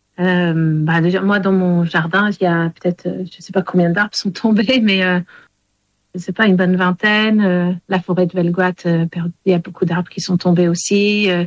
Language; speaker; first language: French; early bilingual, heritage; English